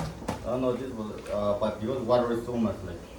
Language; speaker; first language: English; non-native, learner; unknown